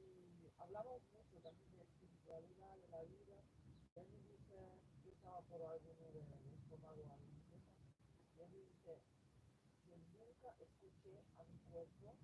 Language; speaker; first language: Spanish; non-native, fluent; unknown